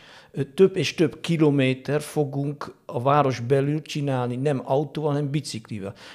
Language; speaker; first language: Hungarian; non-native, fluent; Dutch